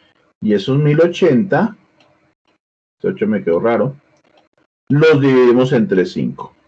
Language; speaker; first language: Spanish; native; Spanish